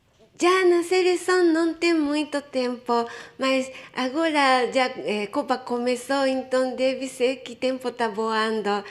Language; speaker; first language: Portuguese; non-native, fluent; Japanese